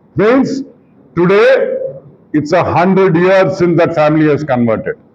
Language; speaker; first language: English; non-native, local second language; Telugu